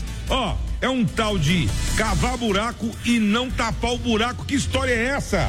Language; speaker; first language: Portuguese; native; Portuguese